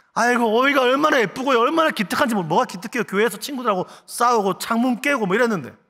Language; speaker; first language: Korean; native; Korean